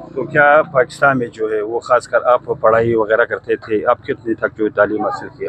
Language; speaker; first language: Urdu; non-native, local second language; Pashto